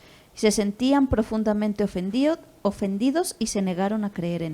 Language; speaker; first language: Spanish; native; Spanish